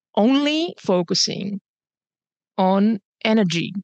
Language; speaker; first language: English; early bilingual, other home language; Bosnian